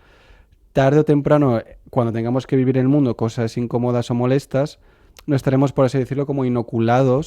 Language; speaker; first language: Spanish; non-native, local second language; Catalan